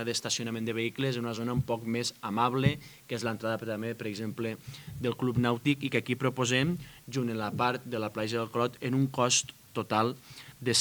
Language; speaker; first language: Catalan; native; Catalan